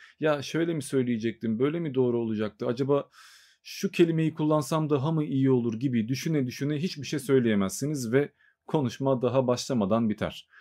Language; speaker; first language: Turkish; native; Turkish